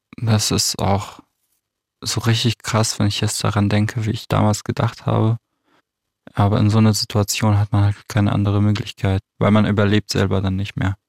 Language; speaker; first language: German; non-native, fluent; Arabic